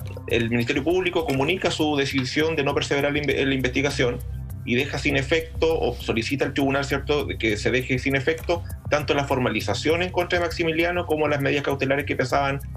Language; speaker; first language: Spanish; native; Spanish